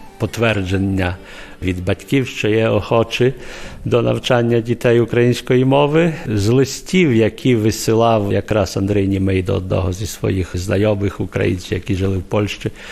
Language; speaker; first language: Ukrainian; early bilingual, heritage; Ukrainian